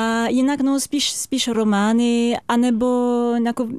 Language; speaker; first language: Czech; non-native, fluent; French